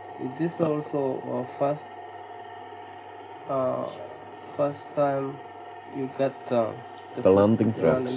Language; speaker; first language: English; non-native, learner; Japanese